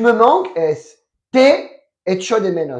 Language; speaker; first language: Spanish; non-native, fluent; French